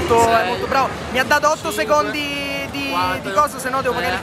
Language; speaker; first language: Italian; native; Italian